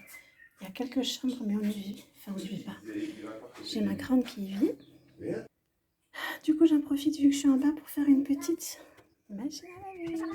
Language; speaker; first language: French; native; French